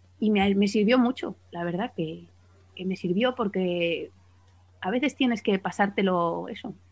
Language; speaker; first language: Spanish; native; Spanish